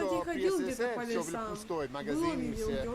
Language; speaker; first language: Russian; non-native, learner; English